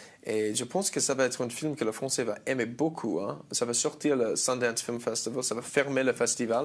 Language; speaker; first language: French; non-native, learner; English